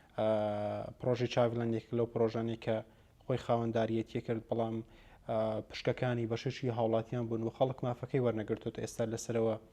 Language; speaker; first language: Central Kurdish; native; Central Kurdish